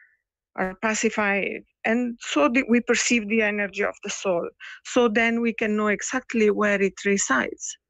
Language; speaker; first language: English; non-native, fluent; Italian